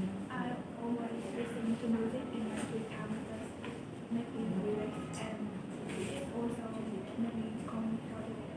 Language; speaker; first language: English; non-native, learner; Vietnamese